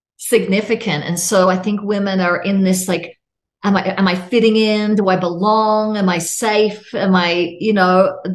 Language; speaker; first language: English; native; English